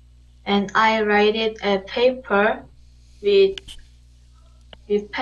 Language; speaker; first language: English; non-native, learner; Korean